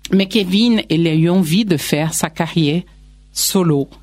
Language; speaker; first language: French; non-native, fluent; Portuguese